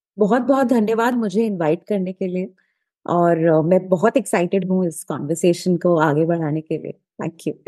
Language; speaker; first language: Hindi; native; Hindi